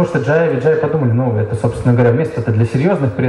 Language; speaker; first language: Russian; native; Russian